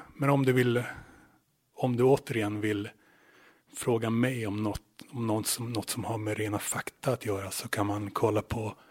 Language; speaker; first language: Swedish; native; Swedish